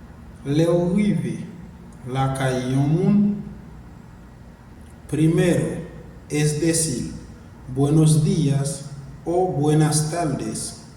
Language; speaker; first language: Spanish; non-native, fluent; Haitian Creole